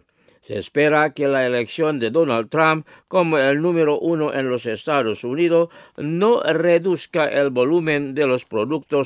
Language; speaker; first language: Spanish; non-native, fluent; Indonesian